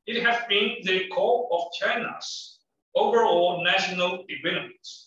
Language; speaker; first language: English; non-native, fluent; Chinese